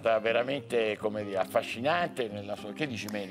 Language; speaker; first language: Italian; native; Italian